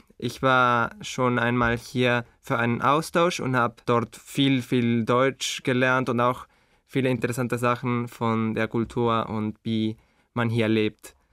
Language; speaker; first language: German; non-native, fluent; Spanish